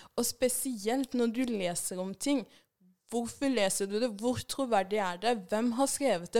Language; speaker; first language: Norwegian; early bilingual, other home language; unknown